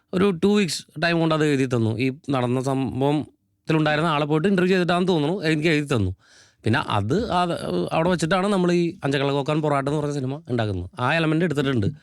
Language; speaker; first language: Malayalam; native; Malayalam